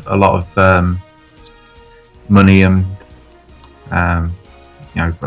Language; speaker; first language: English; native; English